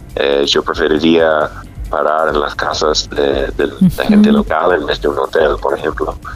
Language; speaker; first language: Spanish; non-native, fluent; English